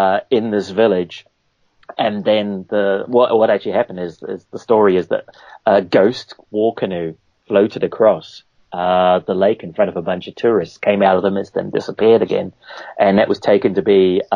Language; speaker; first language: English; native; English